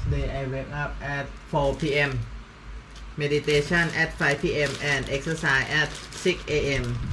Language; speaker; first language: English; non-native, learner; Thai